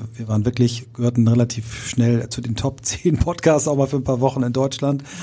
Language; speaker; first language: German; native; German